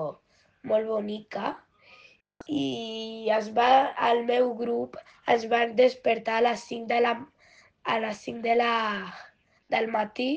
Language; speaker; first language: Catalan; non-native, local second language; Spanish